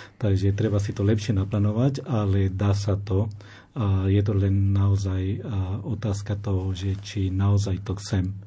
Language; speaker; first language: Slovak; non-native, fluent; Spanish